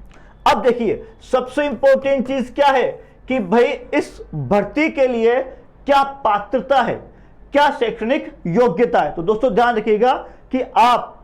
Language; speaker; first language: Hindi; native; Hindi